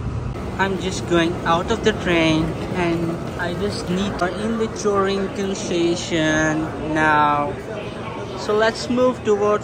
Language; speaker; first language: English; non-native, local second language; Urdu